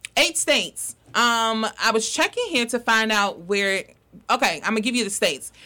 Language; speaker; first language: English; native; English